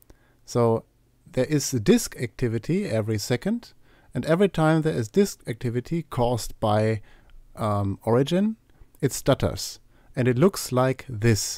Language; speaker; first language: English; non-native, fluent; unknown